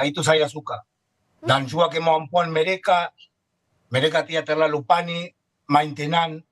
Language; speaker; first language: Indonesian; non-native, fluent; Spanish